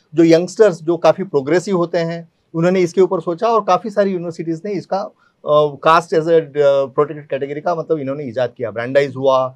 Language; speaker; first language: Hindi; native; Hindi